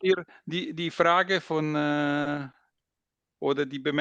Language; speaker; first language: German; non-native, local second language; French